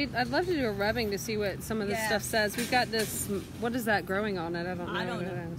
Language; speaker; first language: English; native; English